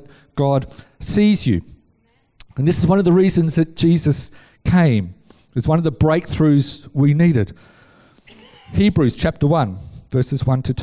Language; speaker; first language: English; native; English